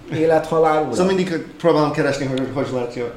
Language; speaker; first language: Hungarian; early bilingual, heritage; English